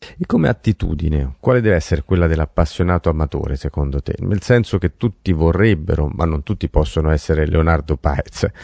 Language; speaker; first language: Italian; native; Italian